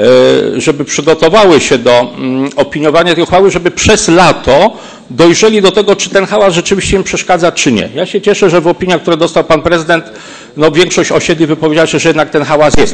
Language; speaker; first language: Polish; native; Polish